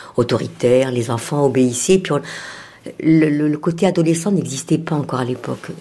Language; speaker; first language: French; native; French